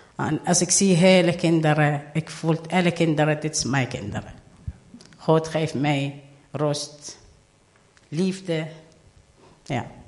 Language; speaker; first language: Dutch; non-native, learner; Arabic